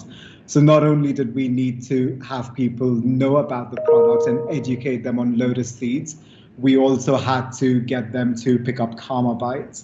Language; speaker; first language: English; non-native, local second language; Hindi